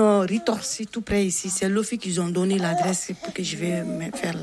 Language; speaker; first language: French; non-native, learner; Bambara